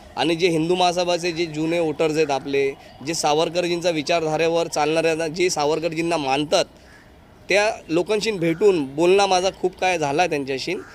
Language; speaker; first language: Marathi; non-native, local second language; Hindi